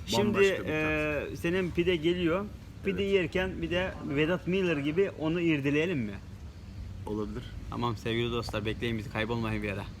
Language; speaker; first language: Turkish; native; Turkish